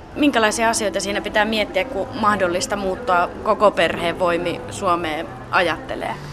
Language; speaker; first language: Finnish; native; Finnish